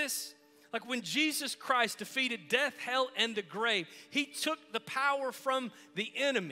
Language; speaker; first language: English; native; English